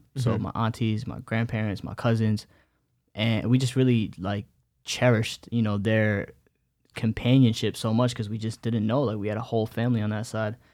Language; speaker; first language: English; early bilingual, other home language; Bangla